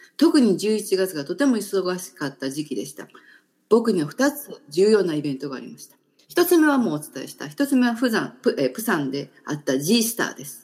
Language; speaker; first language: Japanese; native; Japanese